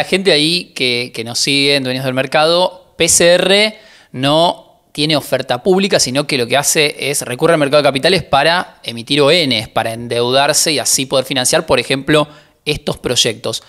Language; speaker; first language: Spanish; native; Spanish